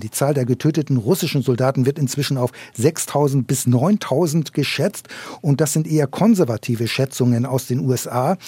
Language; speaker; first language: German; native; German